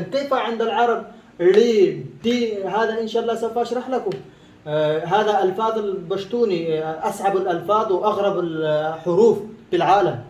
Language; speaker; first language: Arabic; non-native, learner; Pashto